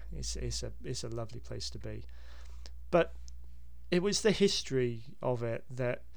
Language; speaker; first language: English; native; English